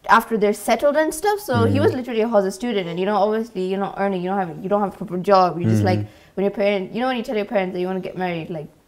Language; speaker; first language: English; native; English